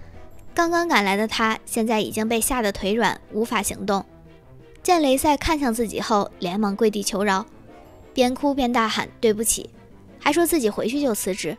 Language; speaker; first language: Chinese; native; Chinese